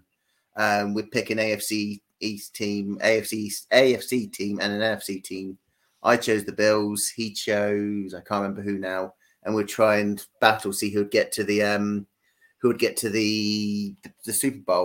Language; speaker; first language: English; native; English